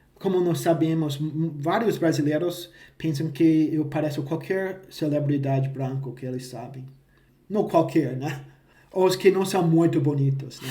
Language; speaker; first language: Portuguese; non-native, fluent; English